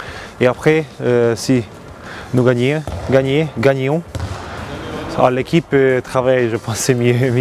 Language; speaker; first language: French; non-native, learner; Hungarian